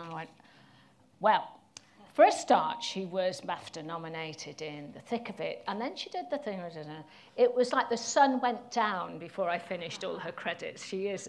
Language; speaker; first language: English; native; English